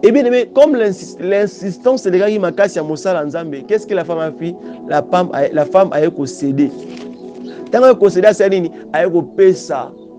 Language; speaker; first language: French; non-native, local second language; Lingala